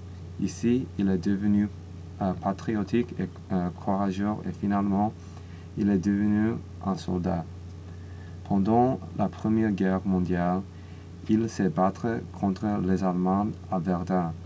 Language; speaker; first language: French; non-native, learner; English